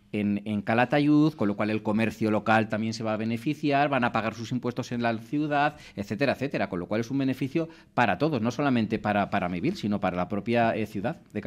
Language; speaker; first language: Spanish; native; Spanish